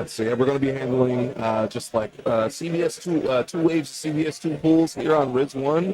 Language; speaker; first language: English; native; English